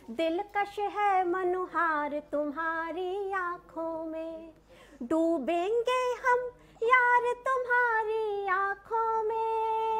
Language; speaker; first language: Hindi; native; Hindi